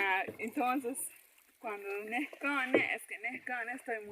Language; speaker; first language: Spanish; non-native, local second language; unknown